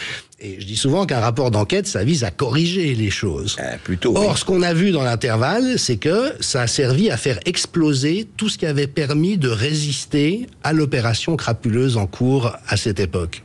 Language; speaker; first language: French; native; French